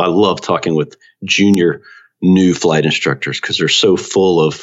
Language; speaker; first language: English; native; English